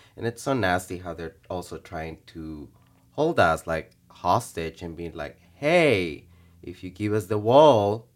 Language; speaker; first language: English; early bilingual, other home language; Spanish